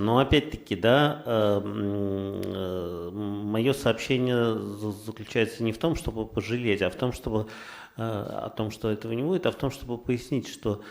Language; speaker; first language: Russian; native; Russian